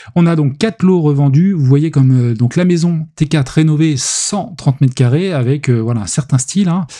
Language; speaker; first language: French; native; French